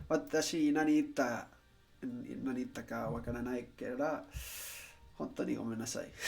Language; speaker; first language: Japanese; non-native, learner; Spanish